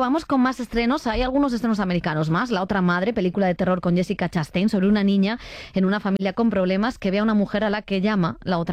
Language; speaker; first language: Spanish; native; Spanish